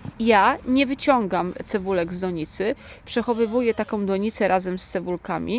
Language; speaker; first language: Polish; native; Polish